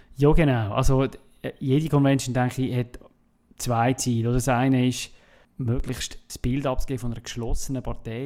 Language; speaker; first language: German; native; German